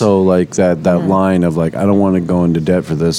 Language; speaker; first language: English; native; English